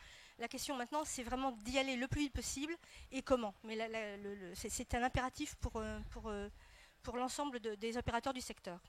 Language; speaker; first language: French; native; French